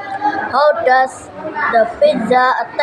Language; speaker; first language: English; non-native, learner; Indonesian